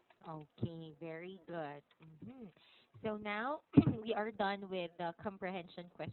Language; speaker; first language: English; non-native, local second language; Filipino